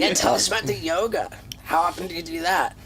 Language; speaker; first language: English; native; English